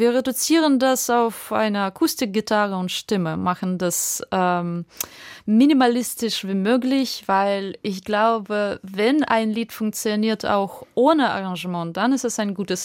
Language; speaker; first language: German; non-native, fluent; Russian